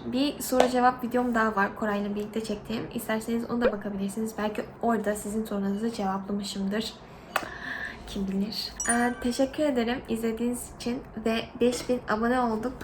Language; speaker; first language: Turkish; non-native, fluent; Korean